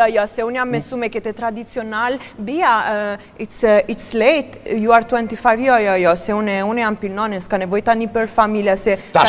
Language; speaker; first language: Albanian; early bilingual, heritage; Albanian